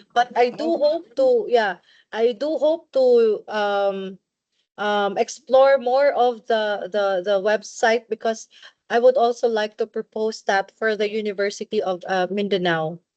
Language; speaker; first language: English; non-native, local second language; Cebuano